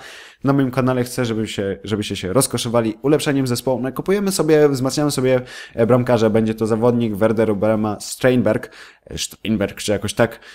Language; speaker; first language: Polish; native; Polish